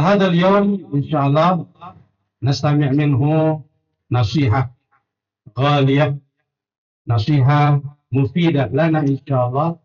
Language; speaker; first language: Arabic; non-native, fluent; Indonesian